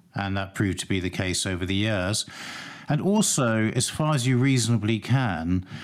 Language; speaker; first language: English; native; English